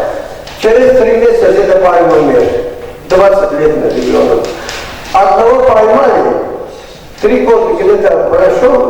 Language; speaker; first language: Russian; non-native, fluent; Azerbaijani